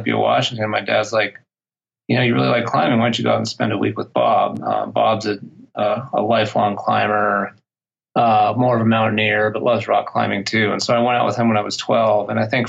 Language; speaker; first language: English; native; English